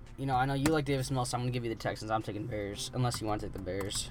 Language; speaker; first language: English; native; English